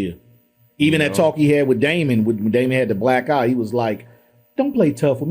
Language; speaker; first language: English; native; English